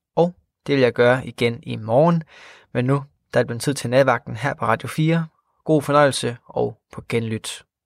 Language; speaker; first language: Danish; native; Danish